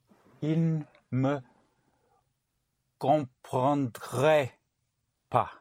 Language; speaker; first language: French; non-native, learner; English